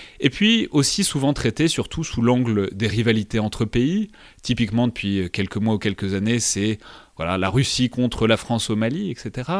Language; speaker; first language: French; native; French